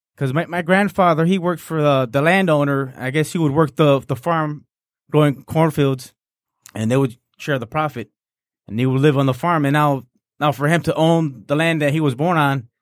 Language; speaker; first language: English; non-native, fluent; Spanish